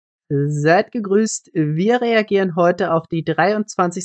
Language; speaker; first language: German; native; German